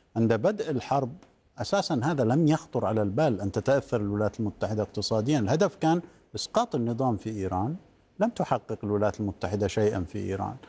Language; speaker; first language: Arabic; non-native, fluent; Persian